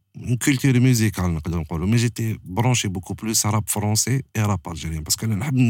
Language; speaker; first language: French; non-native, local second language; Arabic